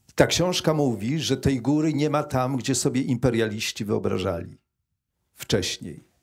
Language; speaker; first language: Polish; native; Polish